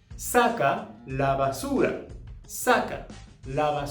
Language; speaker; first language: Spanish; non-native, fluent; English